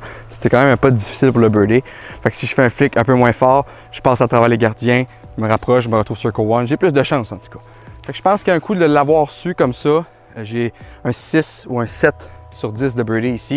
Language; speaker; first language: French; native; French